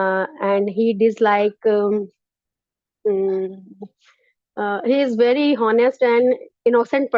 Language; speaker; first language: English; non-native, learner; Urdu